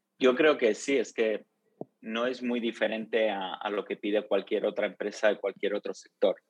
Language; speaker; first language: Spanish; early bilingual, other home language; Italian